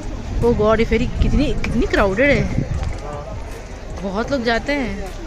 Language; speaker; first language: Hindi; native; Hindi